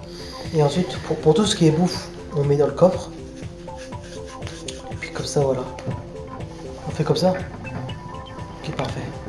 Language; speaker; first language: French; native; French